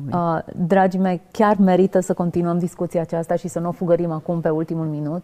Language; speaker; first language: Romanian; native; Romanian